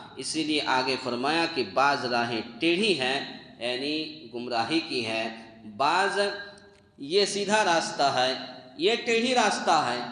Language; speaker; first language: Urdu; native; Urdu